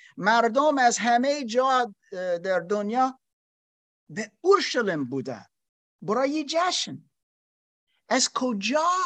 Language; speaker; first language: Persian; non-native, learner; German